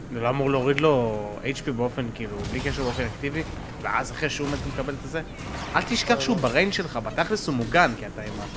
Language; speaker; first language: Hebrew; native; Hebrew